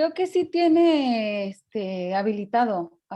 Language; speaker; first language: Spanish; native; Spanish